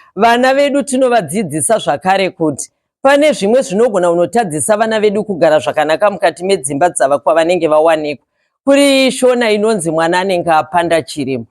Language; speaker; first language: Shona; native; Shona